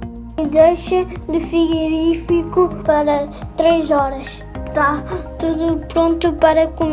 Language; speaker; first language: Portuguese; early bilingual, other home language; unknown